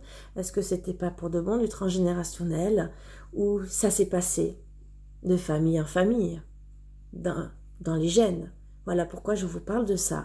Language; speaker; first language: French; native; French